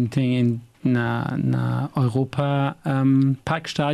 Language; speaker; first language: Portuguese; non-native, learner; German